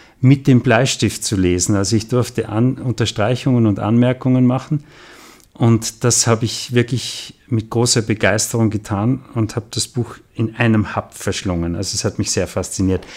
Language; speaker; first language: German; native; German